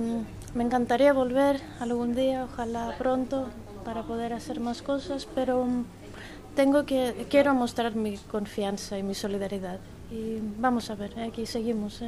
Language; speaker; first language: Spanish; non-native, fluent; Greek